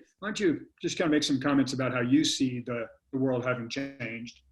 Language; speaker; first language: English; native; English